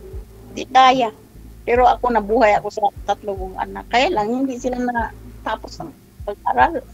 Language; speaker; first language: Filipino; non-native, local second language; Chavacano